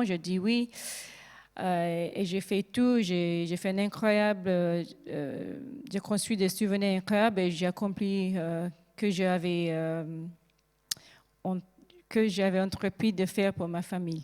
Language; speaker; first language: French; non-native, learner; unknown